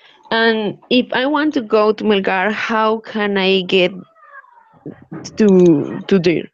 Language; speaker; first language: English; non-native, learner; Spanish